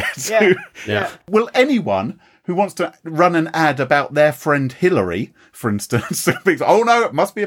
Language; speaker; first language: English; native; English